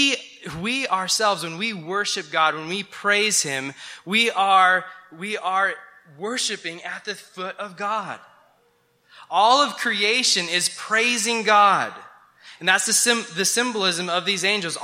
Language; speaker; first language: English; native; English